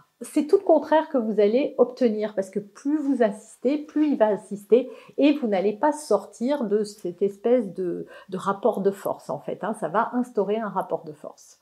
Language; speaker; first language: French; native; French